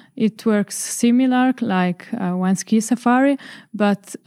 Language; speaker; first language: English; non-native, fluent; Italian